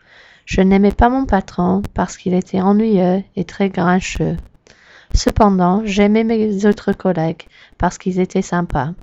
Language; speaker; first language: French; non-native, learner; English